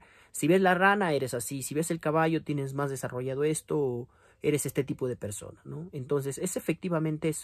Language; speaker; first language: Spanish; native; Spanish